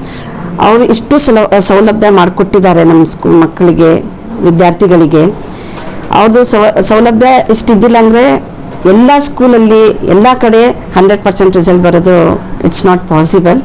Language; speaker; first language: Kannada; non-native, local second language; Urdu